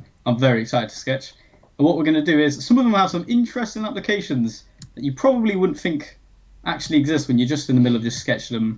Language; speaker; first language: English; native; English